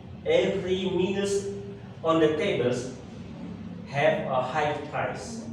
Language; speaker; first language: English; non-native, learner; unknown